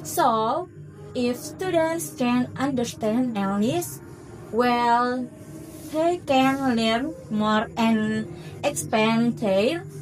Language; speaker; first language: English; non-native, learner; Indonesian